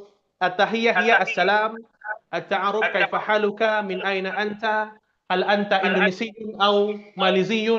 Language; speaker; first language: Arabic; non-native, fluent; Indonesian